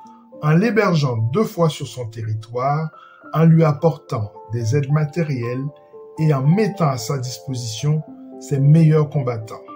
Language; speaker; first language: French; non-native, local second language; Haitian Creole